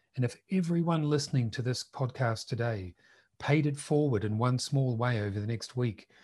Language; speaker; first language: English; native; English